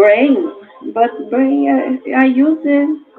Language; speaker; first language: English; non-native, learner; Spanish